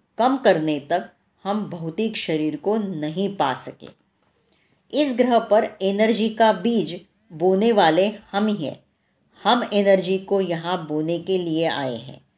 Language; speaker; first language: Hindi; non-native, local second language; Marathi